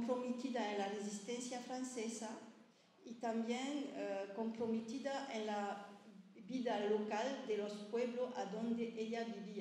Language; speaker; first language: Spanish; early bilingual, heritage; French